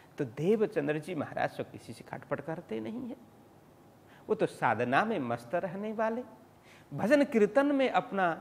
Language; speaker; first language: Hindi; native; Hindi